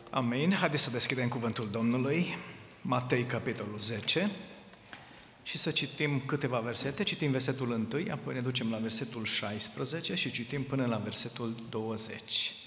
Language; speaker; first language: Romanian; native; Romanian